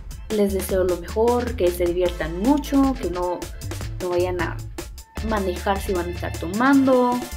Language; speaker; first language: Spanish; early bilingual, heritage; Spanish